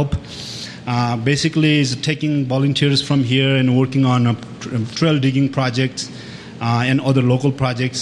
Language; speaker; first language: English; non-native, local second language; Sherpa